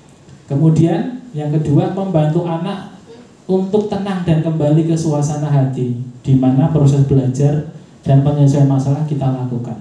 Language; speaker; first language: Indonesian; native; Indonesian